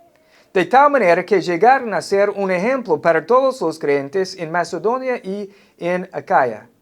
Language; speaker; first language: Spanish; non-native, fluent; English